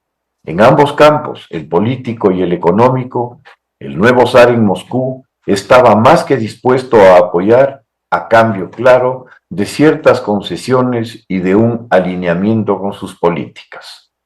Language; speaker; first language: Spanish; native; Spanish